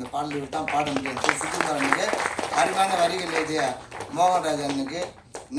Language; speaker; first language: Tamil; native; Tamil